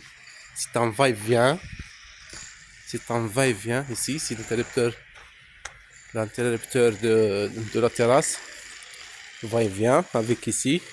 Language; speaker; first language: French; non-native, local second language; Arabic